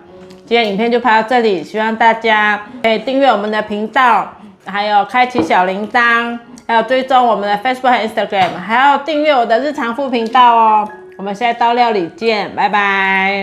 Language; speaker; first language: Chinese; native; Chinese